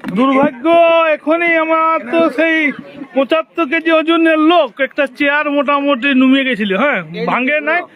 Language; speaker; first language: Bangla; native; Bangla